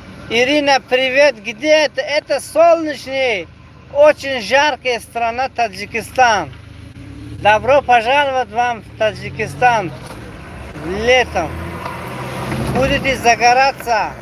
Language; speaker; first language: Russian; non-native, learner; Tajik